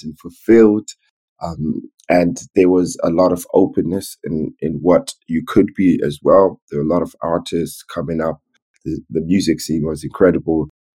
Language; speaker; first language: English; early bilingual, other home language; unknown